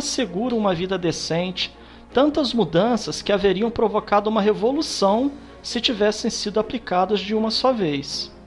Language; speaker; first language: Portuguese; native; Portuguese